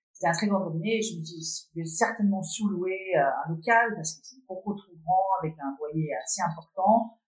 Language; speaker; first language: French; non-native, fluent; Danish